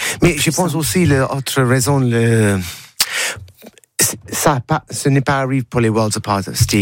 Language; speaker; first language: French; non-native, learner; English